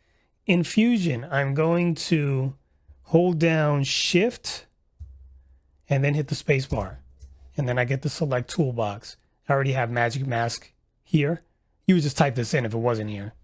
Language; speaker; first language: English; native; English